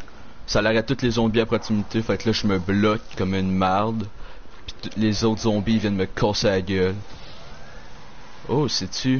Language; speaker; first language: French; native; French